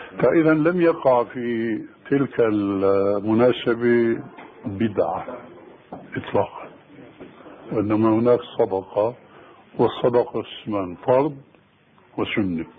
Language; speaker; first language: Arabic; early bilingual, other home language; Albanian